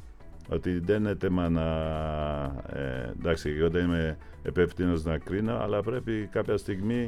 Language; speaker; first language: Greek; non-native, fluent; Polish